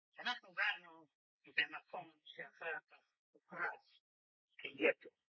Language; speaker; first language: Hebrew; non-native, fluent; Hungarian